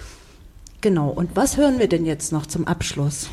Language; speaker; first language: German; native; German